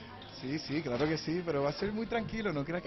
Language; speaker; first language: Spanish; native; Spanish